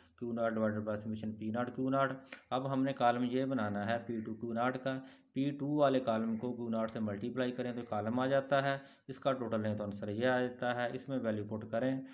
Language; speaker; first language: Urdu; non-native, local second language; Punjabi